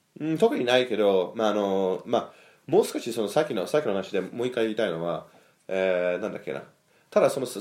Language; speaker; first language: Japanese; non-native, fluent; English